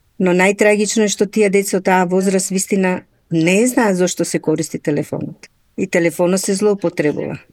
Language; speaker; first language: Macedonian; native; Macedonian